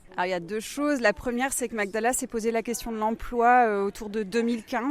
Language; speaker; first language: French; native; French